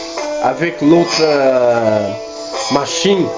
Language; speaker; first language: French; non-native, learner; Spanish